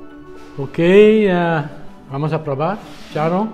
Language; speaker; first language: Spanish; non-native, fluent; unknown